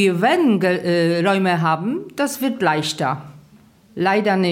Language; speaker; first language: German; non-native, fluent; Polish